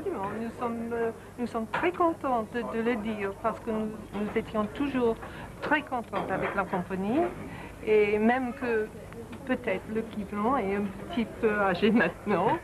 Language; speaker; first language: French; non-native, fluent; English